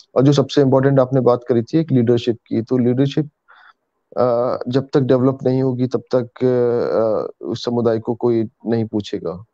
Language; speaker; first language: Hindi; native; Hindi